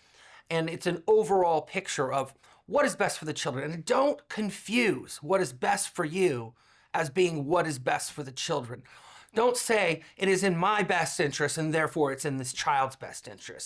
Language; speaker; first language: English; native; English